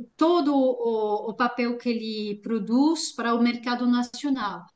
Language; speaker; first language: Portuguese; non-native, fluent; French